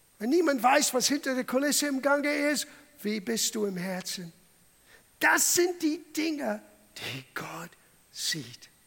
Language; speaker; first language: German; non-native, fluent; English